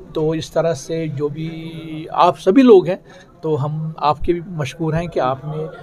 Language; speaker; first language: Urdu; non-native, local second language; Kashmiri